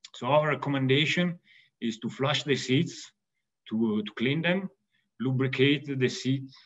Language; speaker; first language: English; non-native, fluent; Italian